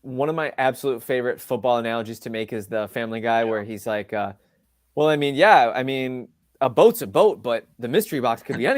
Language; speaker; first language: English; native; English